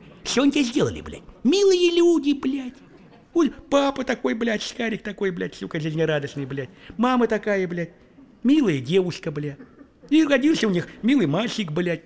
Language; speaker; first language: Russian; native; Russian